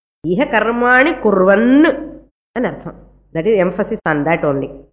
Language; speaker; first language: English; non-native, local second language; Tamil